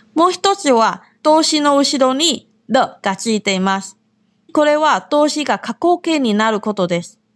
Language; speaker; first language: Japanese; non-native, fluent; Chinese